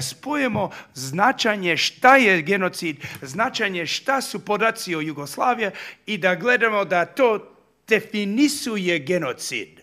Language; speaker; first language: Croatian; early bilingual, heritage; Serbian